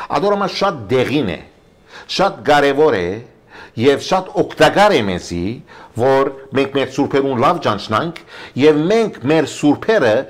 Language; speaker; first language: Armenian; early bilingual, heritage; Armenian